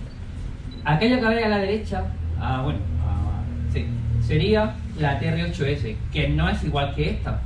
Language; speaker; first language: Spanish; native; Spanish